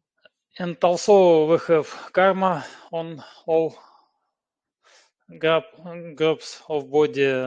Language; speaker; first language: English; non-native, learner; Russian